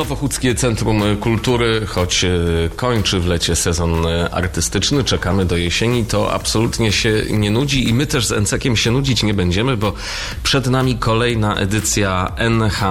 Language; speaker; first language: Polish; native; Polish